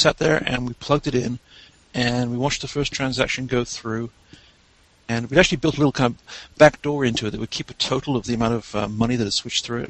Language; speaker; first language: English; native; English